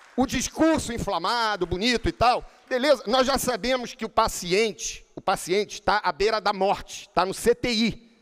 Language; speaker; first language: Portuguese; native; Portuguese